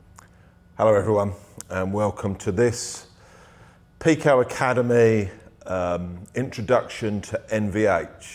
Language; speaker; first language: English; native; English